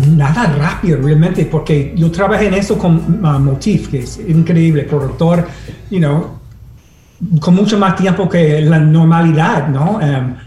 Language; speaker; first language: Spanish; non-native, fluent; English